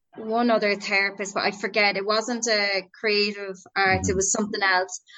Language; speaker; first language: English; native; English